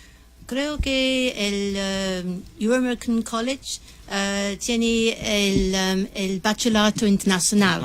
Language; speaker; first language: Spanish; non-native, learner; English